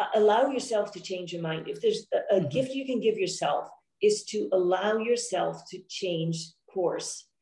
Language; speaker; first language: English; non-native, fluent; Dutch